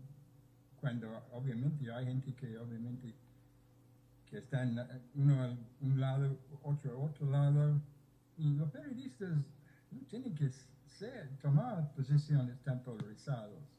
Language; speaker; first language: Spanish; non-native, fluent; English